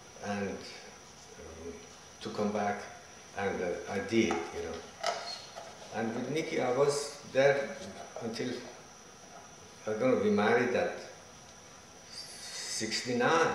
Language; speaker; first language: English; non-native, fluent; Persian